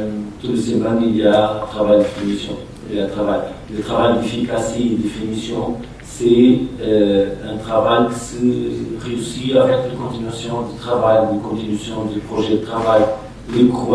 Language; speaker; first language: French; non-native, fluent; Portuguese